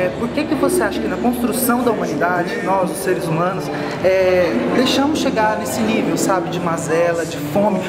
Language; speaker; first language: Portuguese; native; Portuguese